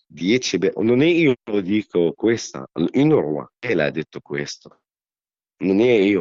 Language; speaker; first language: Italian; non-native, learner; Arabic